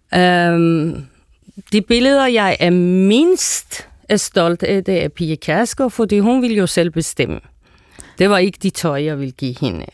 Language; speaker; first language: Danish; non-native, fluent; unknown